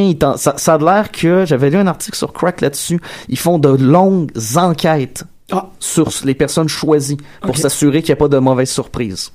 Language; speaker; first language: French; native; French